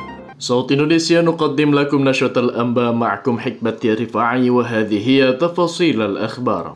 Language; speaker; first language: Arabic; non-native, fluent; Indonesian